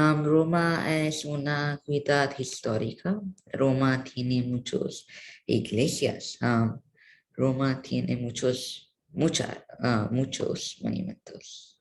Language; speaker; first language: Spanish; non-native, learner; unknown